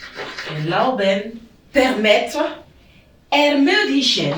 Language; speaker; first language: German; non-native, fluent; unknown